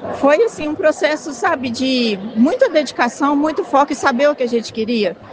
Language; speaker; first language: Portuguese; native; Portuguese